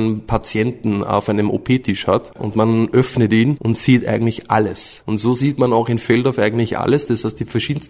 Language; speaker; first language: German; native; German